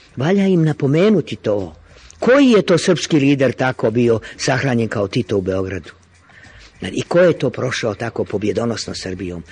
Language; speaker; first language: Croatian; native; Croatian